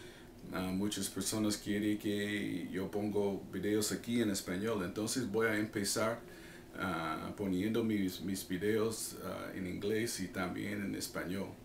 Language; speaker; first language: Spanish; non-native, fluent; English